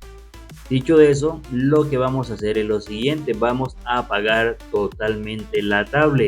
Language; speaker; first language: Spanish; native; Spanish